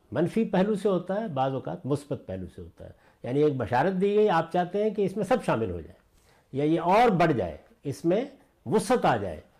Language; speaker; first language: Urdu; non-native, local second language; Punjabi